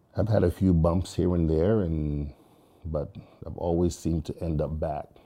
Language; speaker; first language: English; early bilingual, other home language; Jamaican Creole English